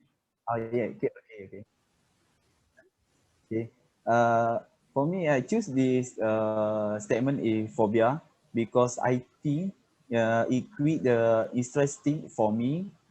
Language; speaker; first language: English; non-native, learner; Malay